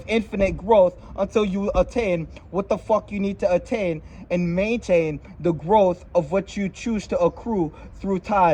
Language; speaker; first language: English; native; English